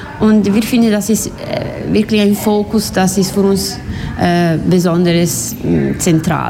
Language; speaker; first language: German; non-native, learner; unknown